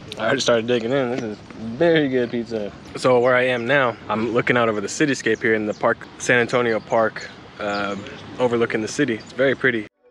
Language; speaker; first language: English; native; English